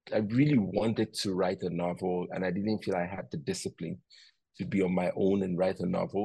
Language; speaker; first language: English; non-native, local second language; Yoruba